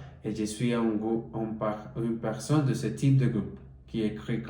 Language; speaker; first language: French; non-native, learner; Spanish